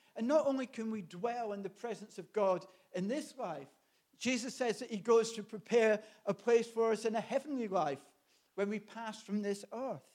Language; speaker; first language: English; native; English